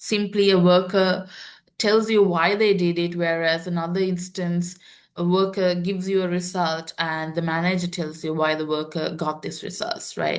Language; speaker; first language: English; non-native, local second language; Sinhala